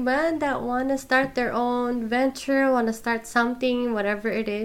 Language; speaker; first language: English; non-native, local second language; Filipino